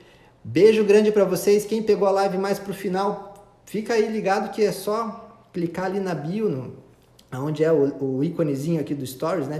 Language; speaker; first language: Portuguese; native; Portuguese